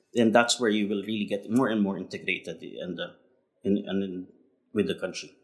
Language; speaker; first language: English; non-native, local second language; Filipino